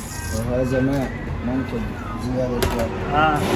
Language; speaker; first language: Arabic; non-native, learner; Kazakh